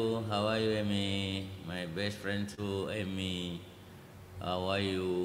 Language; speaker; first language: English; non-native, learner; Indonesian